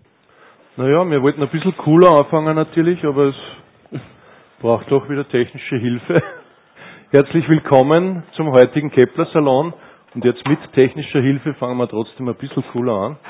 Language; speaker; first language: German; native; German